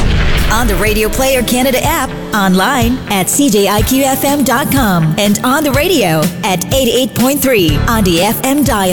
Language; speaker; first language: English; native; English